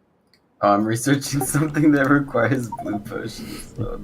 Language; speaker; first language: English; native; English